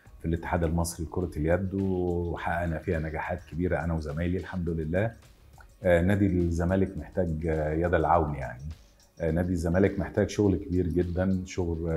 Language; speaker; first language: Arabic; native; Arabic